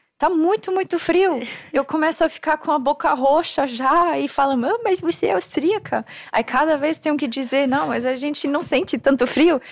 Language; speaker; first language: Portuguese; non-native, fluent; German